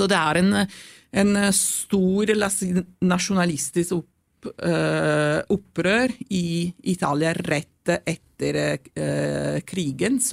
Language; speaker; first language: Norwegian; non-native, fluent; Italian